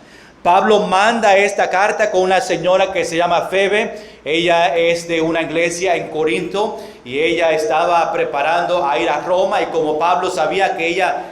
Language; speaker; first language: Spanish; non-native, fluent; English